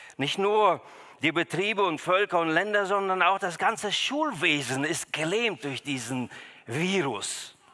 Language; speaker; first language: German; early bilingual, other home language; Russian